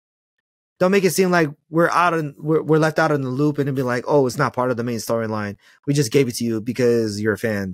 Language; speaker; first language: English; native; English